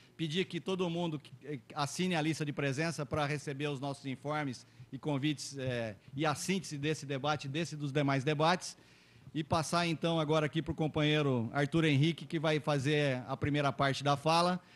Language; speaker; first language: Portuguese; native; Portuguese